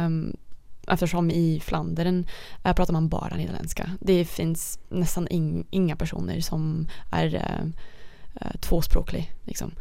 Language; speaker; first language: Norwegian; non-native, learner; Dutch